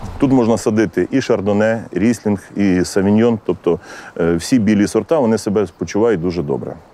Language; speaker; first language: Ukrainian; native; Ukrainian